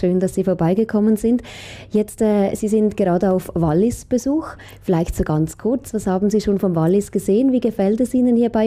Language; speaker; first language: German; native; German